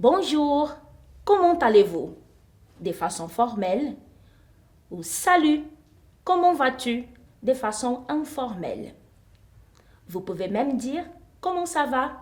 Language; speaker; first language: French; non-native, fluent; Portuguese